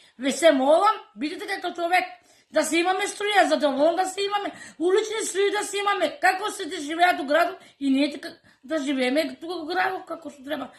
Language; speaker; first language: Macedonian; non-native, local second language; Romany